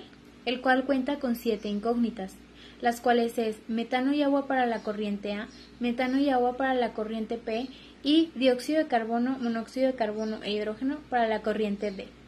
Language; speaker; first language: Spanish; native; Spanish